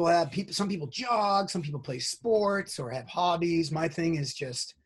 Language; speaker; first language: English; native; English